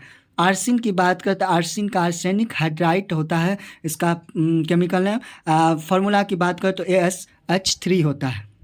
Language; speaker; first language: Hindi; native; Hindi